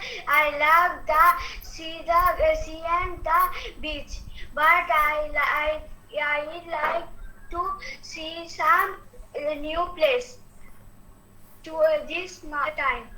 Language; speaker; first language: English; non-native, learner; Bangla